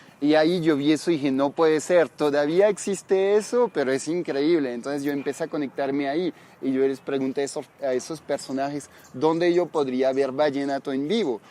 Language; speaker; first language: Spanish; non-native, fluent; French